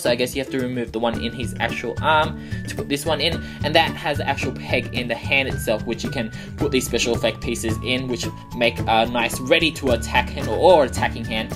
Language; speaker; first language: English; native; English